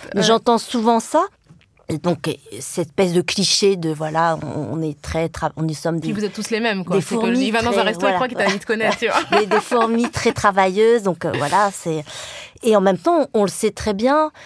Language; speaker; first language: French; early bilingual, other home language; Vietnamese